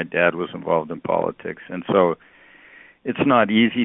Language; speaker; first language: English; native; English